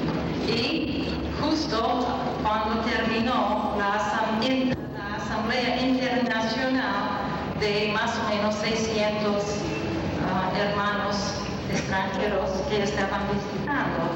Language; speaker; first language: Spanish; non-native, fluent; English